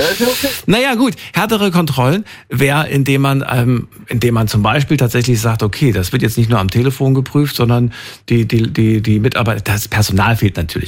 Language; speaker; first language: German; native; German